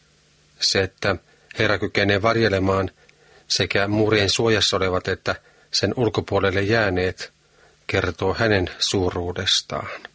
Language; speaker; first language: Finnish; native; Finnish